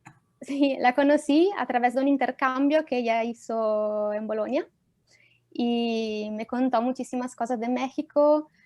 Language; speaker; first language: Spanish; non-native, fluent; Italian